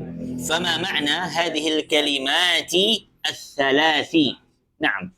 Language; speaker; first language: Arabic; non-native, fluent; Indonesian